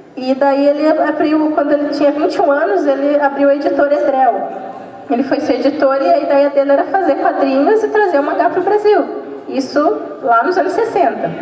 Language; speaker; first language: Portuguese; native; Portuguese